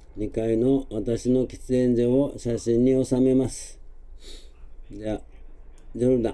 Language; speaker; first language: Japanese; native; Japanese